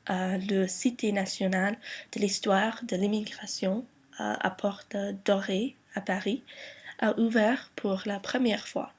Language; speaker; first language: French; non-native, learner; English